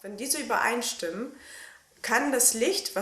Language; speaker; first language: German; native; German